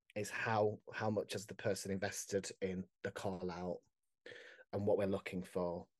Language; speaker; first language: English; native; English